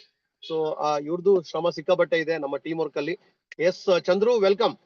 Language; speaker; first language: Kannada; native; Kannada